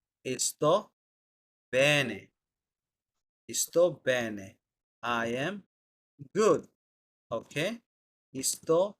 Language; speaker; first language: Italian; non-native, fluent; Bangla